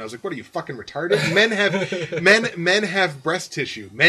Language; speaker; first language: English; native; English